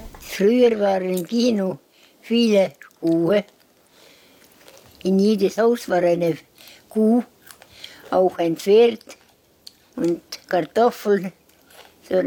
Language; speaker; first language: German; non-native, learner; Estonian